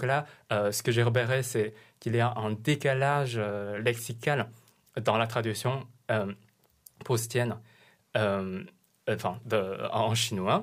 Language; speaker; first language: French; non-native, fluent; Chinese